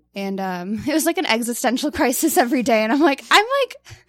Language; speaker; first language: English; native; English